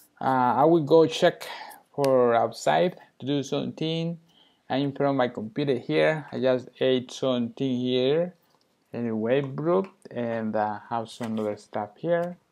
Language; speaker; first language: English; non-native, learner; Spanish